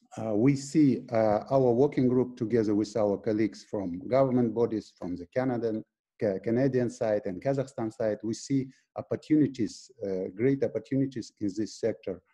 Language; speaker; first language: English; non-native, fluent; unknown